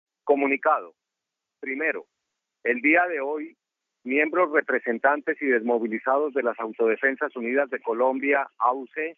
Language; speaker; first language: Spanish; native; Spanish